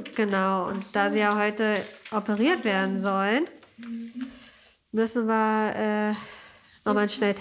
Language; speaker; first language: German; native; German